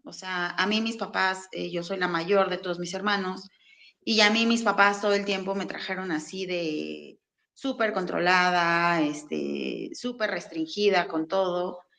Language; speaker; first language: Spanish; native; Spanish